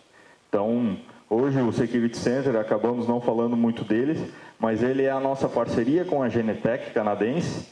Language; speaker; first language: Portuguese; native; Portuguese